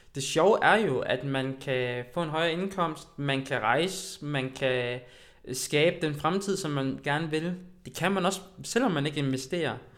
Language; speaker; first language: Danish; early bilingual, other home language; Haitian Creole